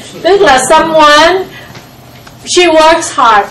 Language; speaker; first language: English; non-native, fluent; Vietnamese